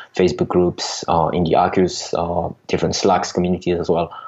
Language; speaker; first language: English; non-native, fluent; French